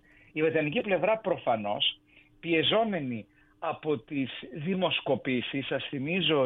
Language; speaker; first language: Greek; native; Greek